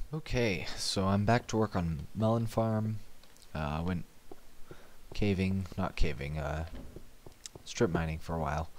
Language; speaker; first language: English; native; English